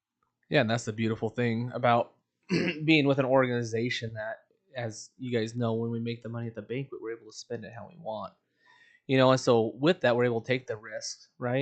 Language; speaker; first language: English; native; English